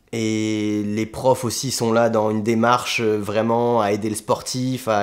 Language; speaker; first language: French; native; French